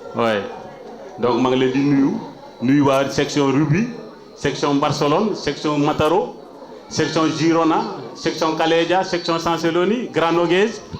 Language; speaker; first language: Wolof; non-native, local second language; Jola-Fonyi